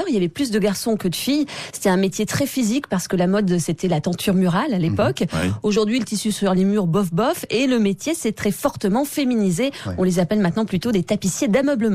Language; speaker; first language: French; native; French